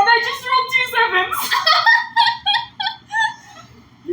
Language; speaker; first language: English; native; English